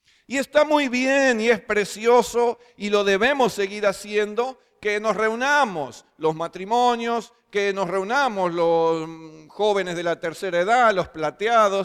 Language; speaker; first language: Spanish; native; Spanish